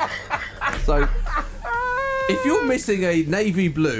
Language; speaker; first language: English; native; English